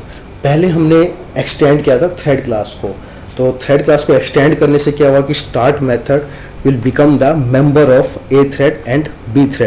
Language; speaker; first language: Hindi; native; Hindi